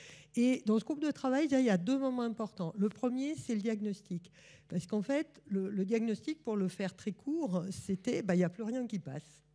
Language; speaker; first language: French; native; French